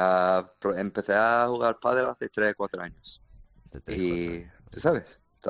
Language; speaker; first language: Spanish; non-native, fluent; English